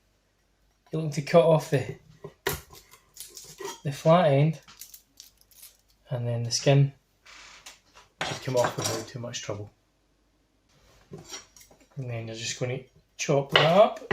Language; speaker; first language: English; native; English